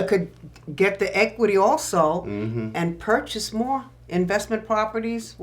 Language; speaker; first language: English; native; English